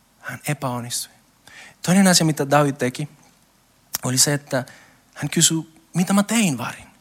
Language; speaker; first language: Finnish; non-native, learner; Spanish